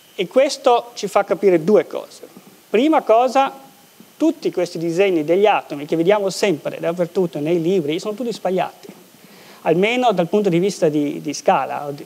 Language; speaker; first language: Italian; non-native, local second language; German